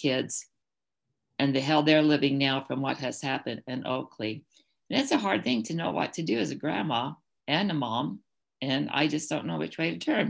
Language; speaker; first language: English; native; English